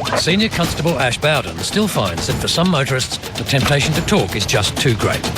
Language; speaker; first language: English; native; English